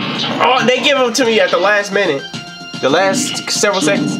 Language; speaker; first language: English; native; English